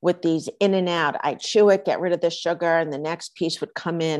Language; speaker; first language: English; native; English